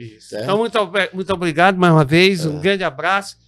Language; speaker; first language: Portuguese; native; Portuguese